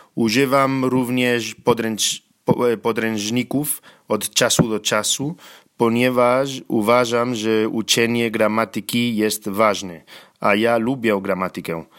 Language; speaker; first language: Polish; non-native, learner; Spanish